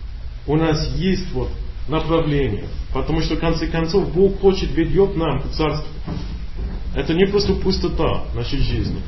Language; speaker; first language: Russian; non-native, learner; English